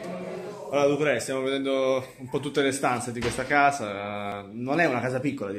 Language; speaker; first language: Italian; native; Italian